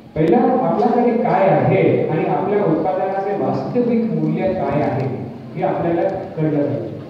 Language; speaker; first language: Marathi; non-native, local second language; Hindi